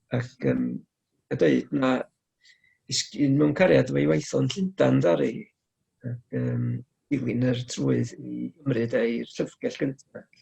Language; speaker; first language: Welsh; native; Welsh